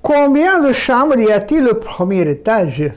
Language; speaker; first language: French; non-native, fluent; Bangla